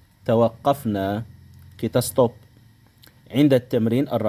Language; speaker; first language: Arabic; non-native, fluent; Indonesian